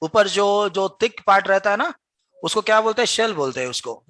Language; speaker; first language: Hindi; non-native, local second language; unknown